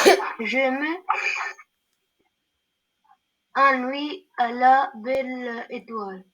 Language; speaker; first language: French; non-native, learner; Arabic